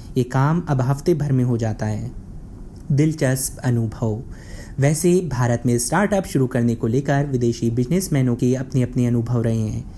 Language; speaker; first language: Hindi; native; Hindi